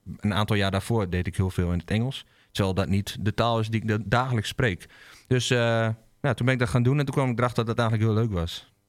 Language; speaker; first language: Dutch; native; Dutch